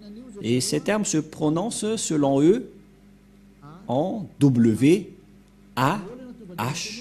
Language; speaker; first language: French; non-native, local second language; Malagasy